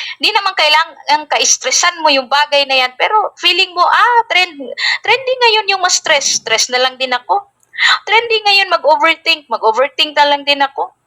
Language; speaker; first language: Filipino; native; Filipino